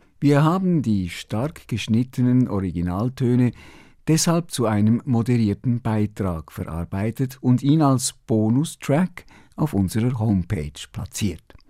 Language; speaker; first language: German; native; German